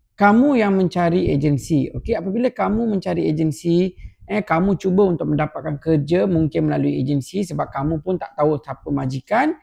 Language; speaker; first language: Malay; non-native, local second language; Tamil